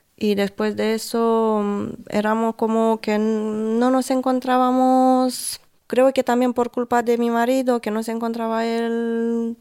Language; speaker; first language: Spanish; non-native, fluent; Romanian